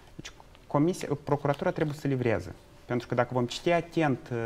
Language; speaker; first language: Romanian; native; Romanian